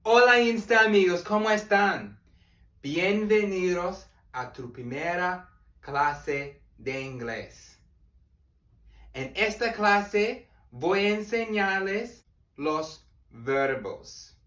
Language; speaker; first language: Spanish; non-native, learner; English